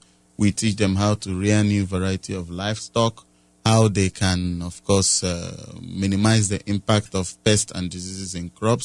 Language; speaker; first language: English; non-native, local second language; Igbo